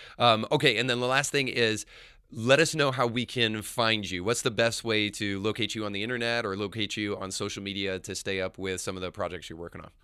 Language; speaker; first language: English; native; English